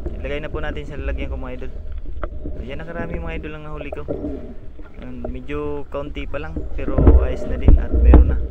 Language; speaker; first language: Filipino; non-native, local second language; Bikol